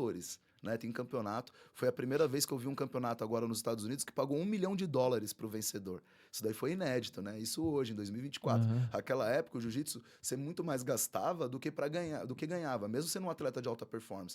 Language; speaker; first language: Portuguese; native; Portuguese